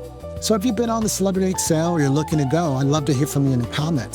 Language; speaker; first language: English; native; English